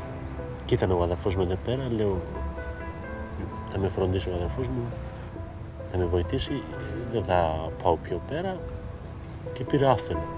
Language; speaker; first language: Greek; non-native, fluent; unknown